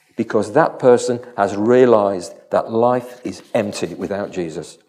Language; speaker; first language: English; native; English